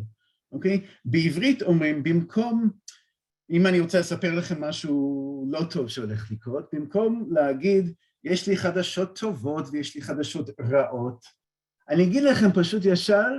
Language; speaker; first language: Hebrew; non-native, fluent; English